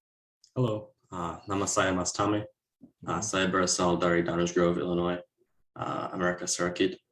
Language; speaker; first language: Indonesian; non-native, learner; English